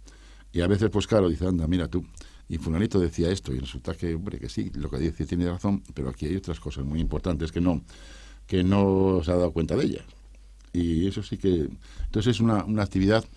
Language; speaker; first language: Spanish; native; Spanish